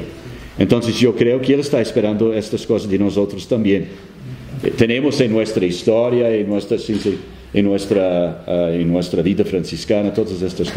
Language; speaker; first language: Spanish; non-native, fluent; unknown